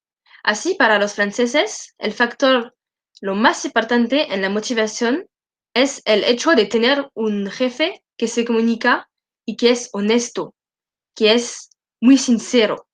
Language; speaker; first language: Spanish; non-native, learner; French